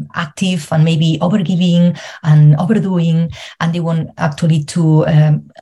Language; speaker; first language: English; non-native, fluent; Spanish